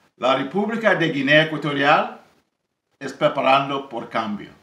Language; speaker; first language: Spanish; non-native, learner; English